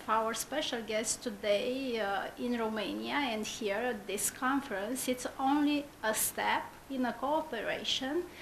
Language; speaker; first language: English; non-native, fluent; Romanian